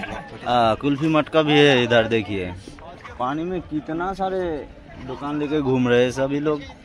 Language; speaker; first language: Hindi; non-native, local second language; Bangla